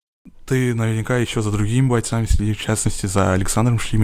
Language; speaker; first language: Russian; native; Russian